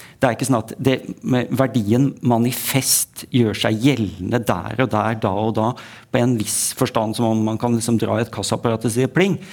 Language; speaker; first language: Norwegian; native; Norwegian